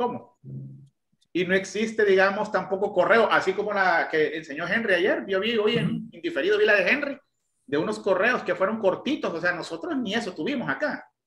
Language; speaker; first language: Spanish; native; Spanish